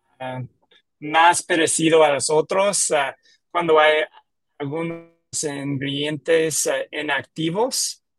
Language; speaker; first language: Spanish; non-native, learner; English